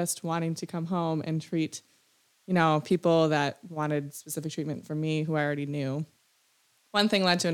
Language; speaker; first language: English; native; English